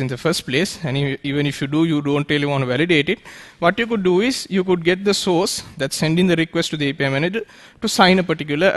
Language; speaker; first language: English; non-native, local second language; Sinhala